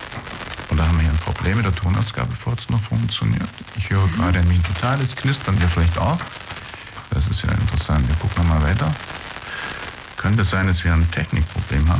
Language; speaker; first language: German; native; German